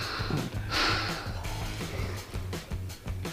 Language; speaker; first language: English; native; English